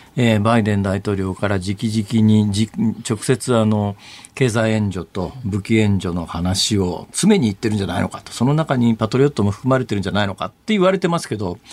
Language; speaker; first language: Japanese; native; Japanese